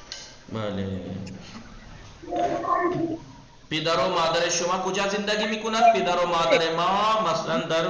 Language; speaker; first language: Persian; non-native, fluent; Urdu